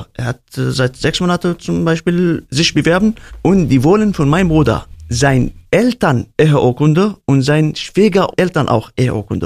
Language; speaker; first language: German; non-native, learner; Arabic